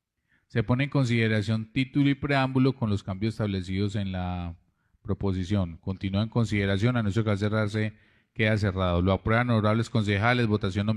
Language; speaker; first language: Spanish; native; Spanish